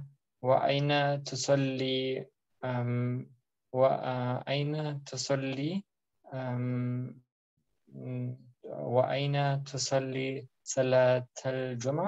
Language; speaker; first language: Arabic; non-native, learner; German